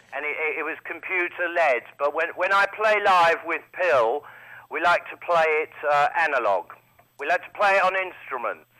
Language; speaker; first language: English; native; English